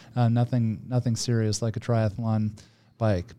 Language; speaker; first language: English; native; English